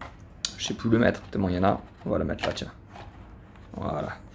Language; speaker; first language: French; native; French